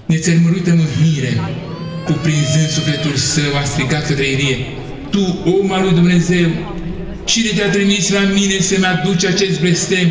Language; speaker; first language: Romanian; native; Romanian